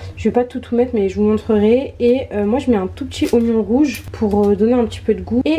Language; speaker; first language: French; early bilingual, other home language; Arabic